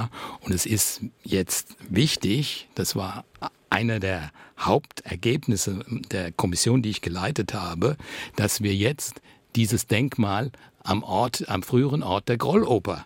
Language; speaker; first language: German; native; German